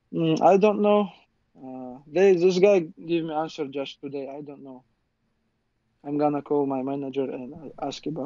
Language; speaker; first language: English; non-native, learner; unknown